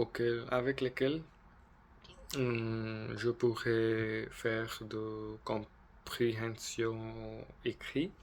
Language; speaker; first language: French; non-native, learner; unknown